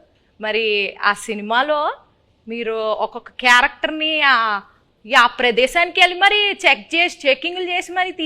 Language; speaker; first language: Telugu; native; Telugu